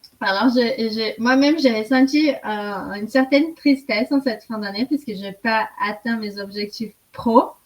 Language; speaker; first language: French; non-native, fluent; Portuguese